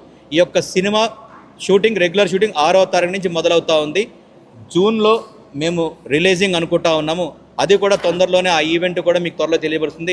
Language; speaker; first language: Telugu; native; Telugu